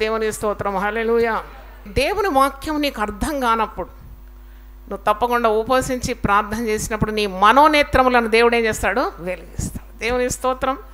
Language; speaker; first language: Telugu; native; Telugu